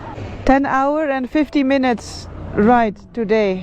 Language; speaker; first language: English; non-native, learner; Dutch